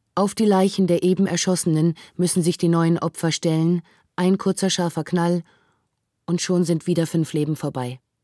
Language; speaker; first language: German; native; German